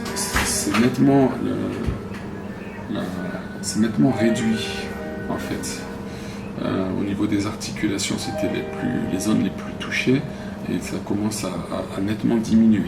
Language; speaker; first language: French; non-native, fluent; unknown